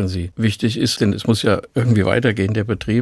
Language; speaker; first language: German; native; German